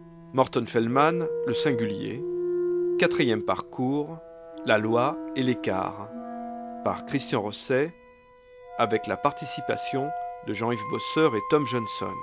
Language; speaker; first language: French; native; French